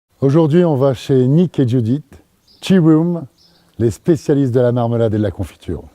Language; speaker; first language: French; native; French